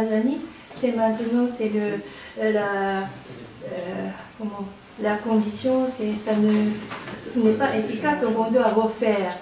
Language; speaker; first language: French; non-native, learner; Japanese